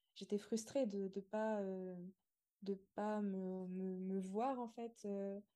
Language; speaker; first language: French; native; French